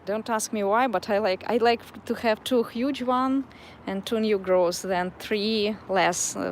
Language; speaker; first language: English; non-native, fluent; Russian